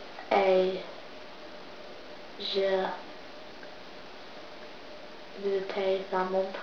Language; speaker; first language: French; non-native, learner; English